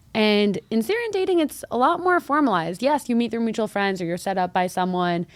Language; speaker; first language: English; early bilingual, other home language; Arabic